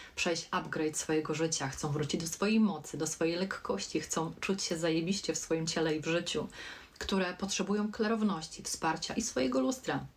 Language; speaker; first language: Polish; native; Polish